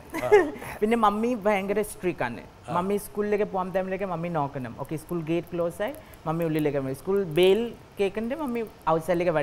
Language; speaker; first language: Malayalam; non-native, local second language; Assamese